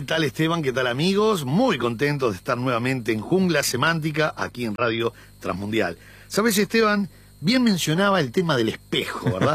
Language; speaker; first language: Spanish; native; Spanish